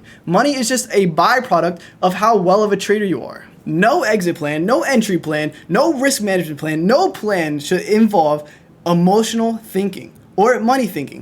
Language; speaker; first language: English; native; English